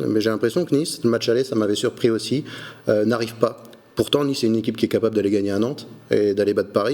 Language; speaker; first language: French; native; French